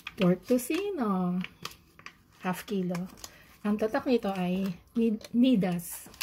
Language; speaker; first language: Filipino; native; Filipino